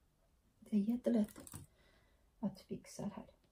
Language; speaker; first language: Swedish; non-native, learner; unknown